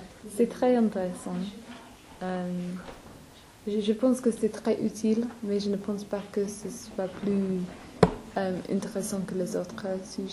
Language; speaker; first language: French; non-native, learner; English